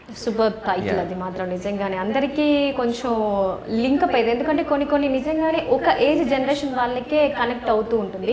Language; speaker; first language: Telugu; native; Telugu